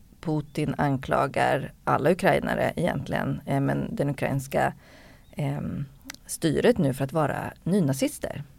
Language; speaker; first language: Swedish; native; Swedish